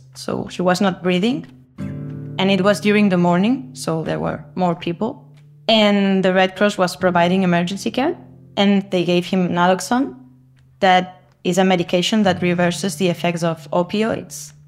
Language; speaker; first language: English; non-native, fluent; Spanish